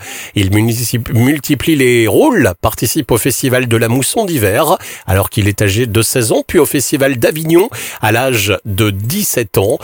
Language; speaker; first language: French; native; French